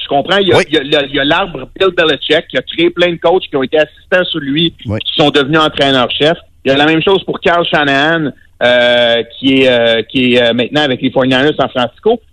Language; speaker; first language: French; native; French